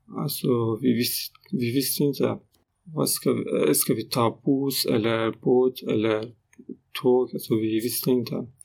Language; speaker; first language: Swedish; non-native, learner; Persian